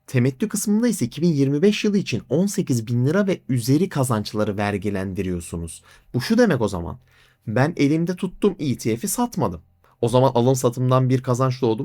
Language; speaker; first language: Turkish; native; Turkish